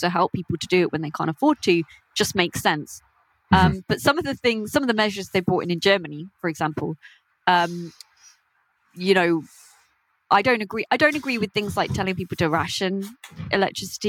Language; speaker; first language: English; native; English